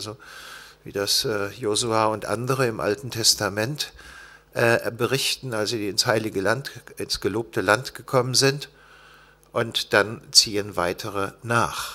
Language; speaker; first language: German; native; German